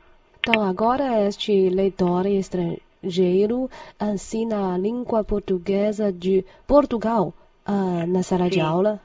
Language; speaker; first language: Portuguese; non-native, fluent; Chinese